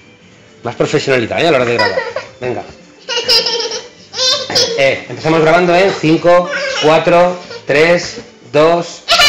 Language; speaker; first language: Spanish; native; Spanish